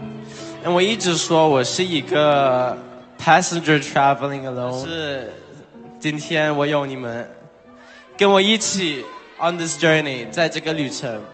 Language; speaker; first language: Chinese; non-native, learner; Thai